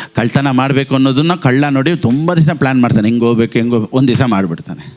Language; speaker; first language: Kannada; native; Kannada